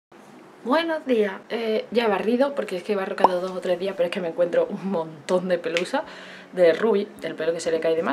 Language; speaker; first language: Spanish; native; Spanish